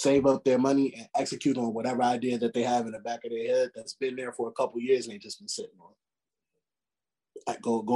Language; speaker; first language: English; native; English